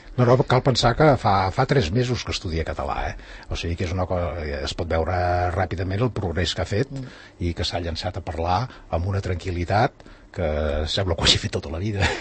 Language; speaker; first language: Catalan; native; Catalan